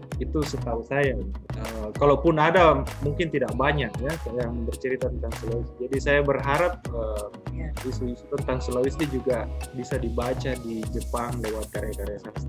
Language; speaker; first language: Indonesian; native; Indonesian